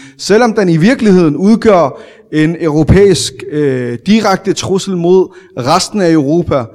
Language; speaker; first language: Danish; early bilingual, other home language; Arabic